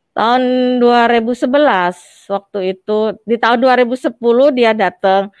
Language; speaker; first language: Indonesian; native; Indonesian